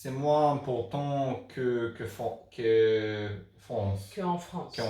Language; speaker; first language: French; non-native, learner; Hebrew